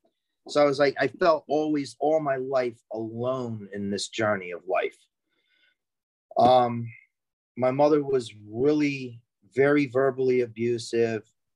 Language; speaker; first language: English; native; English